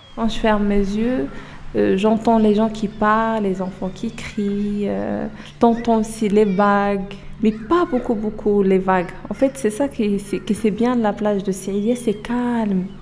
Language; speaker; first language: French; non-native, local second language; Arabic